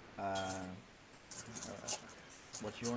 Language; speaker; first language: English; non-native, fluent; Vietnamese